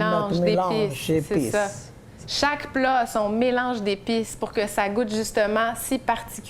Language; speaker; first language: French; native; French